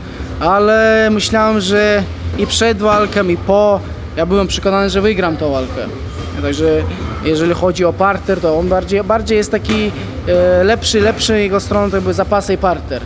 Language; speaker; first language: Polish; non-native, fluent; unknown